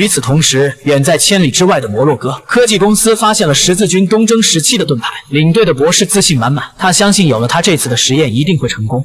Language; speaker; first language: Chinese; native; Chinese